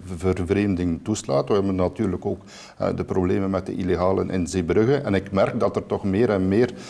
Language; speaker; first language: Dutch; native; Dutch